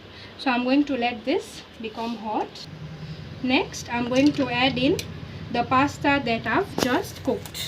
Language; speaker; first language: English; non-native, local second language; Gujarati